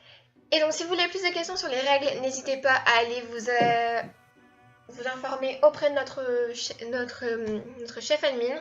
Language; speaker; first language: French; native; French